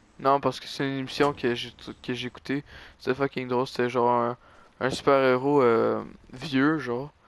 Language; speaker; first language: French; native; French